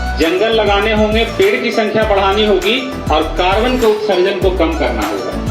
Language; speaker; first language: Hindi; native; Hindi